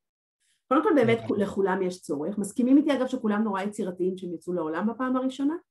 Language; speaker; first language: Hebrew; native; Hebrew